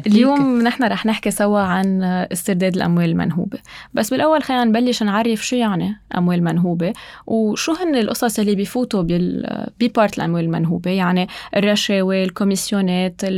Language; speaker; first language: Arabic; native; Arabic